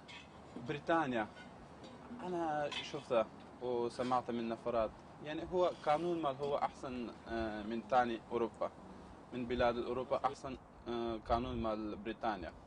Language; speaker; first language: Arabic; non-native, learner; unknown